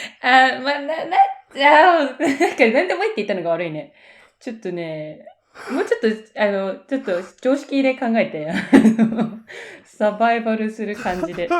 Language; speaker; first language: Japanese; native; Japanese